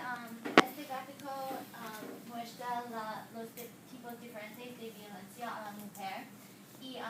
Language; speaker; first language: Spanish; non-native, learner; English